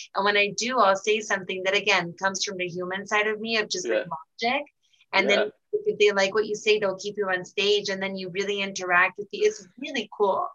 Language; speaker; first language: English; early bilingual, heritage; Portuguese